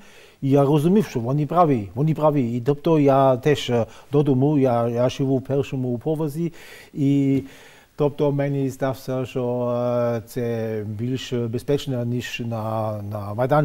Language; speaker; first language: Ukrainian; non-native, fluent; German